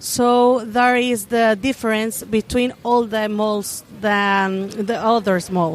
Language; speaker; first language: English; non-native, learner; Spanish